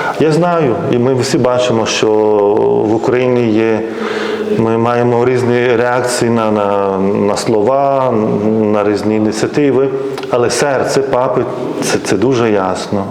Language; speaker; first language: Ukrainian; non-native, fluent; Lithuanian